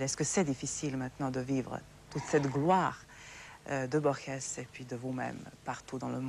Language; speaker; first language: French; non-native, fluent; Serbian